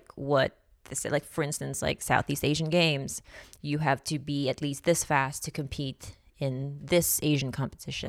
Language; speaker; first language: English; non-native, local second language; Filipino